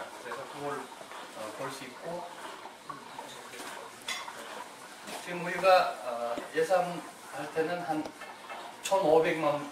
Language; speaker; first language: Korean; non-native, fluent; Kyrgyz